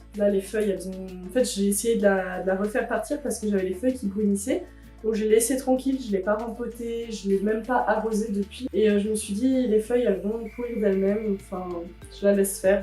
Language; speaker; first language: French; native; French